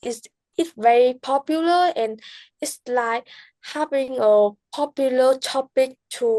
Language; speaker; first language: English; non-native, learner; Vietnamese